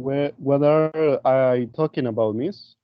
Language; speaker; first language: English; non-native, learner; Spanish